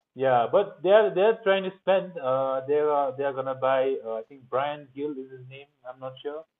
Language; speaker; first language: English; non-native, local second language; Nepali